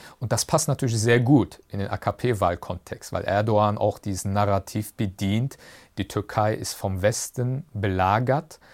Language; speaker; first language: German; early bilingual, other home language; Turkish